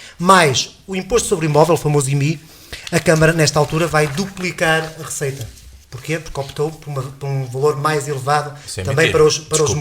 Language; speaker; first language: Portuguese; native; Portuguese